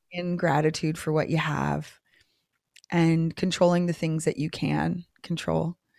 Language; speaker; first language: English; native; English